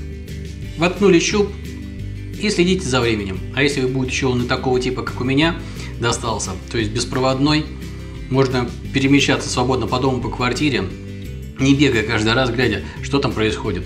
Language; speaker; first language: Russian; native; Russian